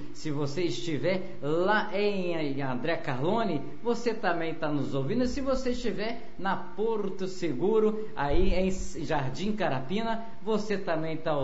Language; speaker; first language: Portuguese; native; Portuguese